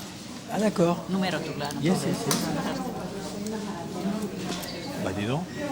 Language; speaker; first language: French; native; French